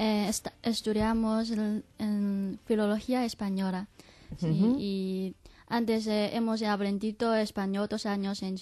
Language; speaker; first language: Spanish; non-native, learner; Chinese